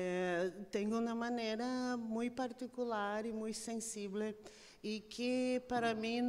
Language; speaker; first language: Spanish; non-native, fluent; Portuguese